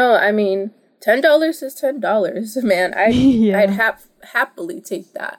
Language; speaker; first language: English; early bilingual, other home language; Spanish